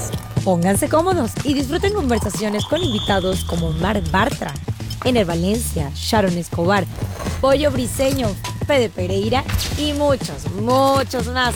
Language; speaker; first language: Spanish; native; Spanish